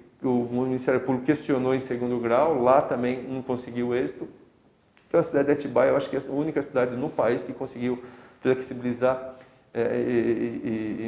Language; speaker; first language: Portuguese; native; Portuguese